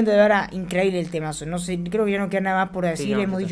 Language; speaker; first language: Spanish; native; Spanish